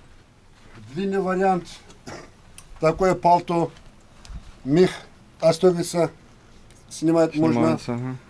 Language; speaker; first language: Russian; non-native, learner; Turkish